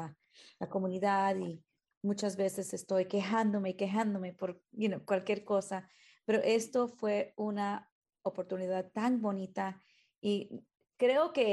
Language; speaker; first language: Spanish; early bilingual, heritage; Spanish